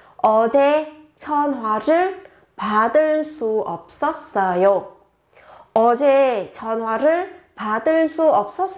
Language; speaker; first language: Korean; non-native, fluent; Vietnamese